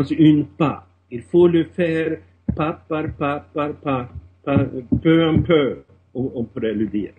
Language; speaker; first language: French; non-native, fluent; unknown